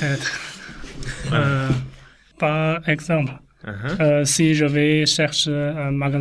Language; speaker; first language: French; non-native, learner; Chinese